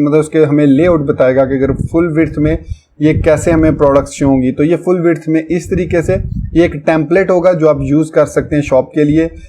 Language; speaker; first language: Urdu; non-native, local second language; Punjabi